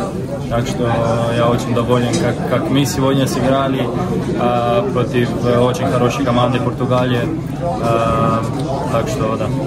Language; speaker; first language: Russian; non-native, fluent; Slovenian